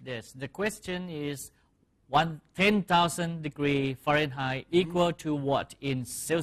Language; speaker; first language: English; non-native, fluent; Thai